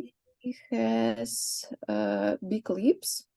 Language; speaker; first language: English; non-native, learner; Ukrainian